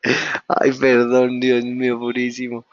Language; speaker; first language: Spanish; native; Spanish